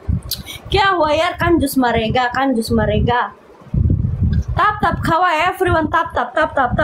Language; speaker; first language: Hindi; non-native, learner; Pashto